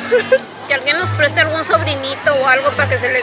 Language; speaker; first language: Spanish; native; Spanish